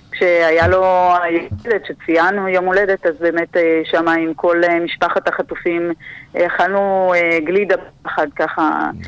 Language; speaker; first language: Hebrew; native; Hebrew